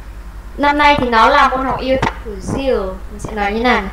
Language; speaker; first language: Vietnamese; native; Vietnamese